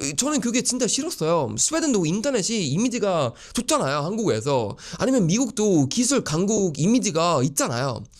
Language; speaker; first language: Korean; non-native, fluent; Swedish